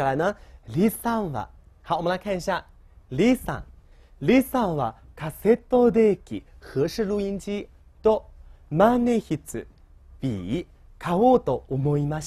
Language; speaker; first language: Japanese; non-native, fluent; Chinese